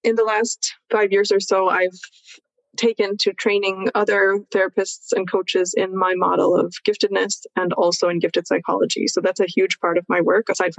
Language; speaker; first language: English; native; English